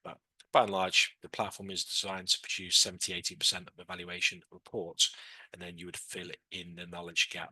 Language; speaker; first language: English; native; English